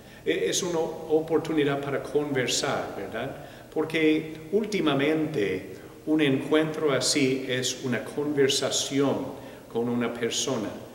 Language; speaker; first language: Spanish; non-native, fluent; English